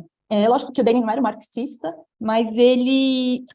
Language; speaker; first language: Portuguese; native; Portuguese